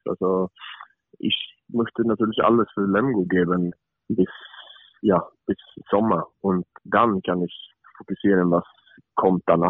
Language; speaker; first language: German; non-native, fluent; Swedish